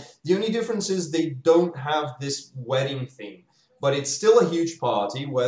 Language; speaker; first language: English; native; English